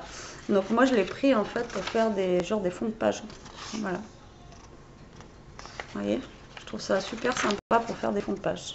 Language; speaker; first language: French; native; French